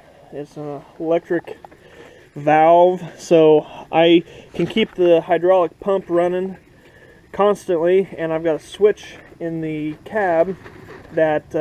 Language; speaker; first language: English; native; English